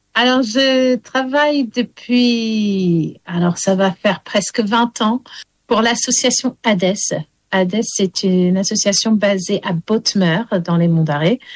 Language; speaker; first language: French; early bilingual, heritage; English